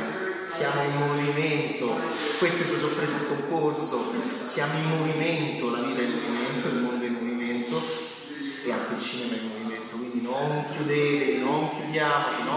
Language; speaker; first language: Italian; native; Italian